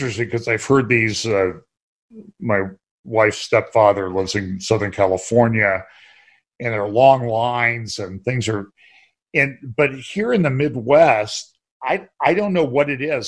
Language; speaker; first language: English; native; English